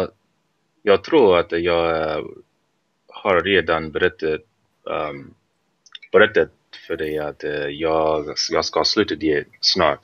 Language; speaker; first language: Swedish; non-native, learner; English